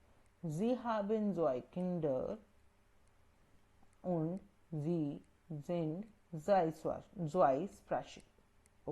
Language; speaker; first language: German; non-native, learner; Hindi